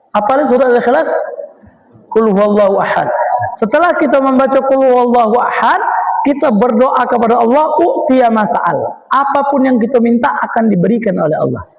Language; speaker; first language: Malay; native; Malay